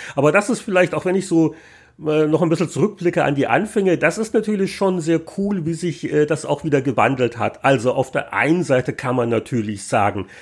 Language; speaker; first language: German; native; German